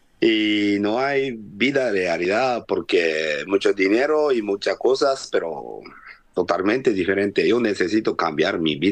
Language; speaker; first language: Spanish; non-native, learner; Japanese